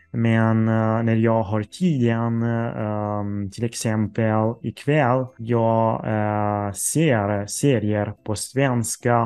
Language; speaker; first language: Swedish; non-native, learner; Italian